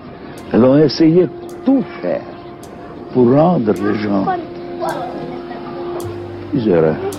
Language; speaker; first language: French; non-native, fluent; Greek